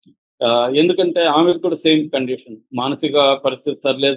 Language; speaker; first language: Telugu; native; Telugu